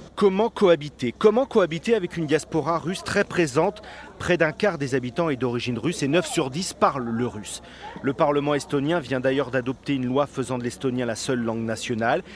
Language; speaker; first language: French; native; French